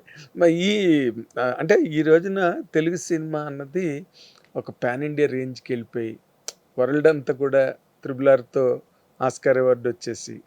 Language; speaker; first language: Telugu; native; Telugu